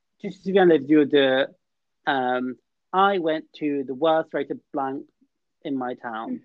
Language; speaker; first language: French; non-native, learner; English